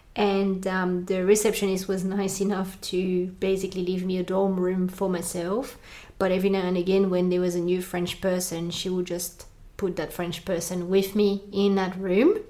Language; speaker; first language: English; non-native, fluent; French